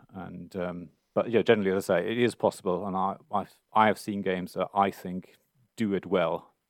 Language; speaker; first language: English; non-native, fluent; German